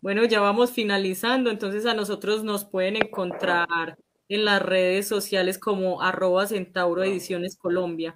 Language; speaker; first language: Spanish; native; Spanish